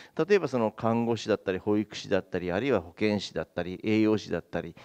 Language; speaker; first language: Japanese; native; Japanese